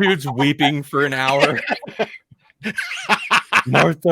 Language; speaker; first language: English; native; English